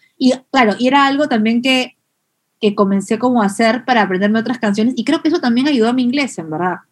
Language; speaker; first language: Spanish; native; Spanish